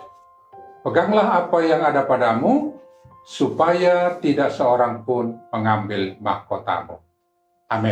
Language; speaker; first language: Malay; native; Malay